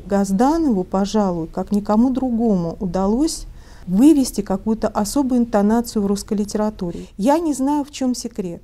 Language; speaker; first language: Russian; native; Russian